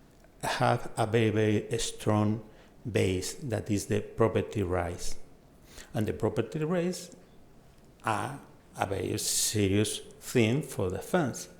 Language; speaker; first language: English; non-native, fluent; Spanish